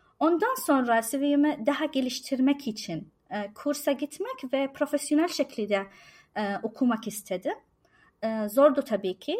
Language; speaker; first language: Turkish; non-native, fluent; Arabic